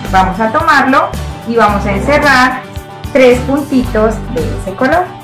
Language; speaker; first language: Spanish; native; Spanish